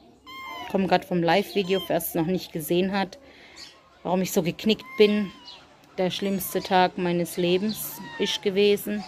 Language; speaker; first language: German; native; German